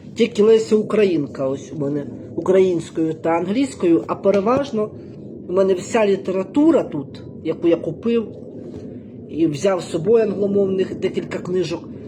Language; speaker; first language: Ukrainian; native; Ukrainian